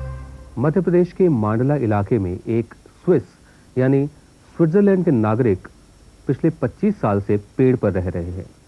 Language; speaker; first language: Hindi; native; Hindi